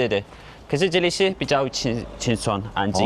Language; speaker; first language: Chinese; non-native, fluent; Turkish